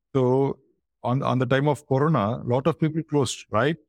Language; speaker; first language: English; non-native, local second language; Tamil